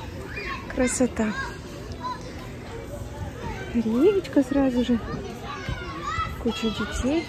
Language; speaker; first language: Russian; native; Russian